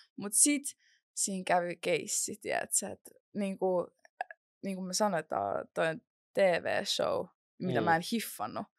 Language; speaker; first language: Finnish; non-native, local second language; Russian